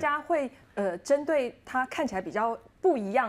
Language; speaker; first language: Chinese; native; Chinese